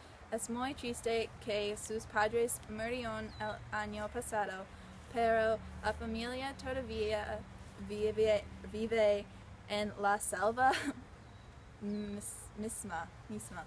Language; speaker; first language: Spanish; non-native, learner; English